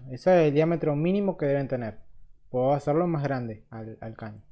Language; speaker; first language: Spanish; native; Spanish